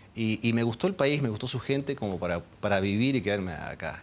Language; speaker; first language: Spanish; early bilingual, other home language; Dutch